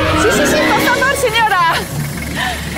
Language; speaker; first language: Spanish; non-native, learner; French